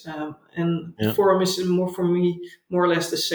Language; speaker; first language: English; non-native, fluent; Dutch